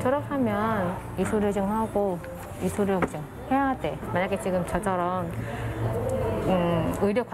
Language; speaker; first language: Korean; non-native, fluent; Vietnamese